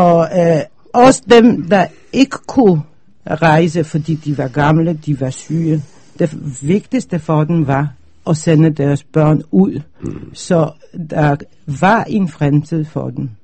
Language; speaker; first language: Danish; non-native, fluent; Polish